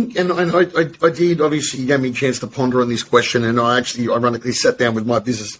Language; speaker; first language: English; native; English